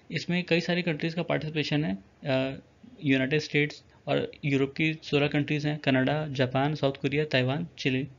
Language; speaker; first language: Hindi; native; Hindi